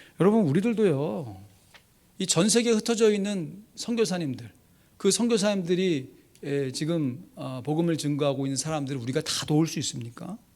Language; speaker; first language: Korean; native; Korean